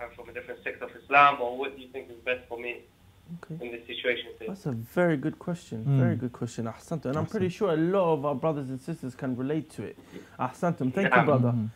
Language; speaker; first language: English; native; English